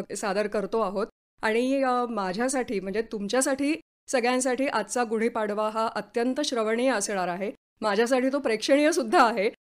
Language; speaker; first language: Marathi; native; Marathi